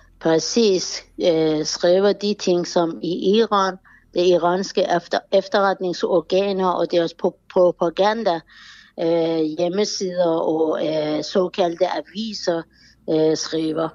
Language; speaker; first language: Danish; non-native, fluent; Persian